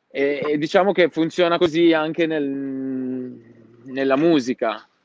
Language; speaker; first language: Italian; non-native, fluent; Arabic